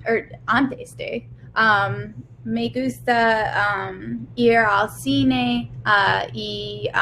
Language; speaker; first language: Spanish; non-native, learner; English